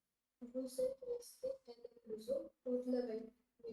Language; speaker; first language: French; non-native, learner; Hindi